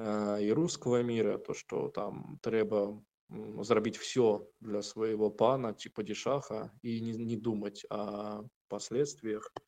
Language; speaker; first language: Belarusian; non-native, learner; Russian